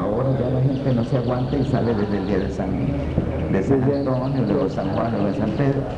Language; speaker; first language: Spanish; native; Spanish